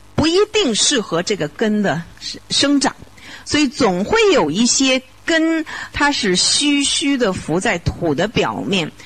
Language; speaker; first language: Chinese; native; Chinese